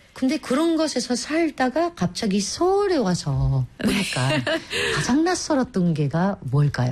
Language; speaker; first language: Korean; native; Korean